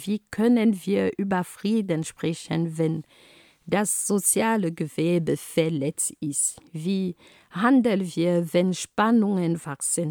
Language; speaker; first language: German; non-native, fluent; Ghomala